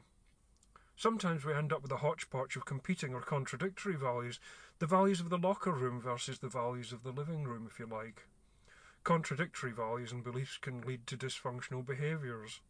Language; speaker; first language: English; native; English